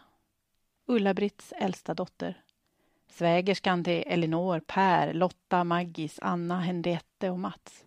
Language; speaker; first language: Swedish; native; Swedish